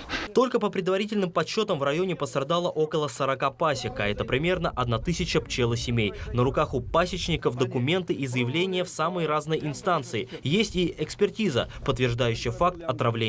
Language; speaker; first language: Russian; native; Russian